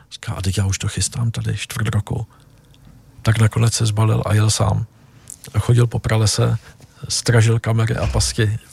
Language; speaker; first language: Czech; native; Czech